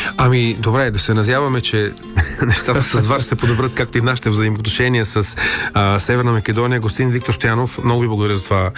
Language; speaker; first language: Bulgarian; native; Bulgarian